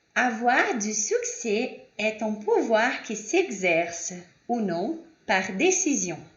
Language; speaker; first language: French; non-native, fluent; Portuguese